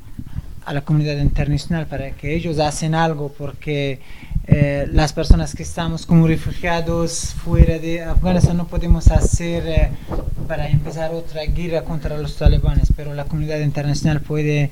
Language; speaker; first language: Spanish; non-native, fluent; Persian